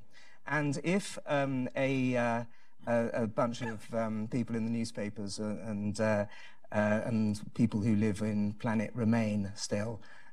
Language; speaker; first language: English; native; English